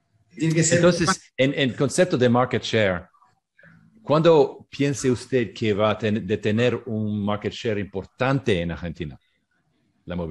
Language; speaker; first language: Spanish; non-native, learner; English